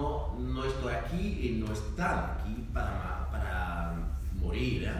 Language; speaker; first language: Spanish; non-native, learner; French